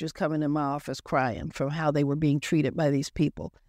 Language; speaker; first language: English; native; English